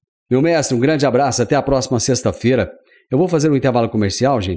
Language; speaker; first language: Portuguese; native; Portuguese